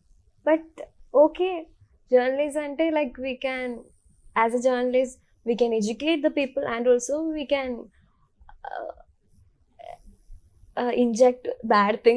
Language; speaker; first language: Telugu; non-native, learner; Malayalam